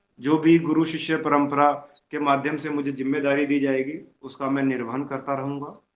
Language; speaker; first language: Hindi; native; Hindi